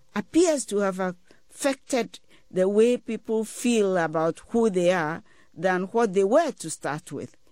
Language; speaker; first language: English; non-native, local second language; Ewe